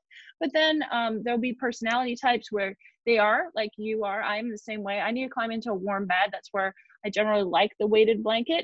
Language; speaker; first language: English; native; English